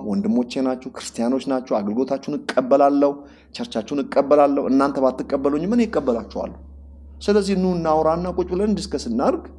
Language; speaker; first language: Amharic; non-native, local second language; Oromo